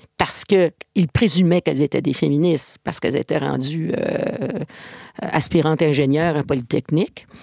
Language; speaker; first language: French; native; French